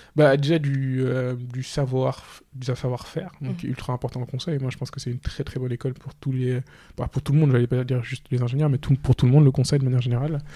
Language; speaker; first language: French; non-native, local second language; Wolof